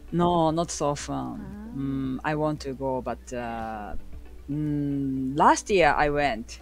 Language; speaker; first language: English; non-native, learner; Japanese